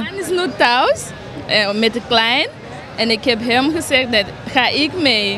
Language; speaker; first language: Dutch; non-native, learner; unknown